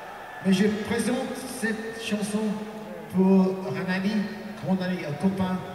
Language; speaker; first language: French; non-native, learner; English